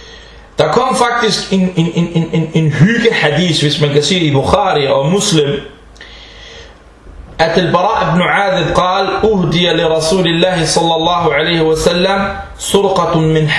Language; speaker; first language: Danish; early bilingual, other home language; Arabic